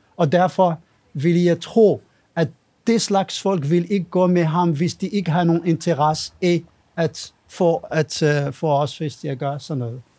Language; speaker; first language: Danish; non-native, fluent; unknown